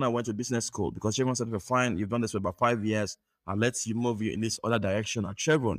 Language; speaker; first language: English; non-native, local second language; Yoruba